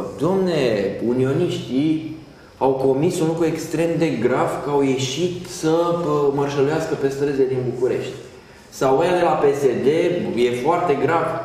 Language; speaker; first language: Romanian; native; Romanian